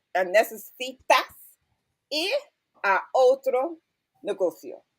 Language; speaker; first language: Spanish; non-native, learner; English